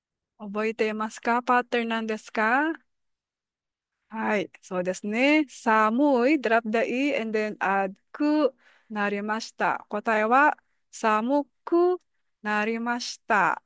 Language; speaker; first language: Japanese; non-native, fluent; Filipino